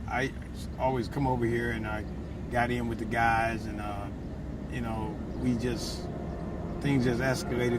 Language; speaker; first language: English; native; English